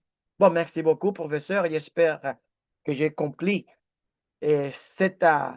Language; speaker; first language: French; non-native, learner; Spanish